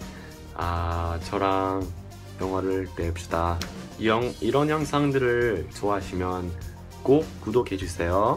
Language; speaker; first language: Korean; non-native, fluent; English